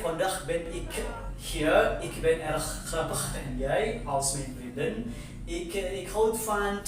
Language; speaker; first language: Dutch; non-native, learner; Indonesian